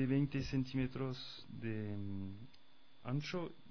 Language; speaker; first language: Spanish; non-native, fluent; French